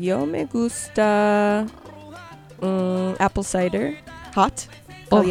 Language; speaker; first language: Spanish; non-native, learner; English